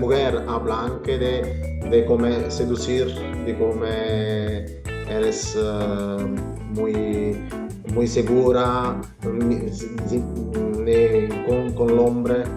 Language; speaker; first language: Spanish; non-native, learner; Italian